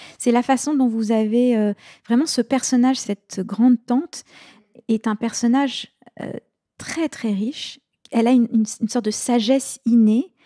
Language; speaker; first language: French; native; French